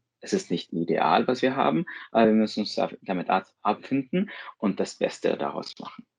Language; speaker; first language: German; non-native, fluent; Spanish